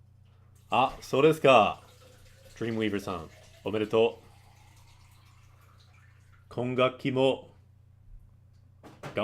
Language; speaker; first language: Japanese; non-native, learner; English